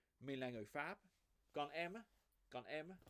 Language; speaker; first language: Vietnamese; non-native, fluent; French